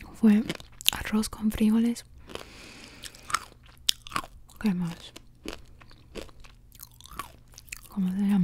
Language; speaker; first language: Spanish; early bilingual, heritage; Spanish